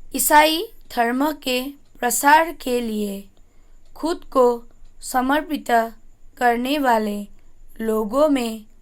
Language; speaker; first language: Hindi; non-native, local second language; Assamese